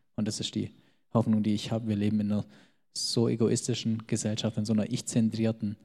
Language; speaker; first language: German; early bilingual, other home language; Albanian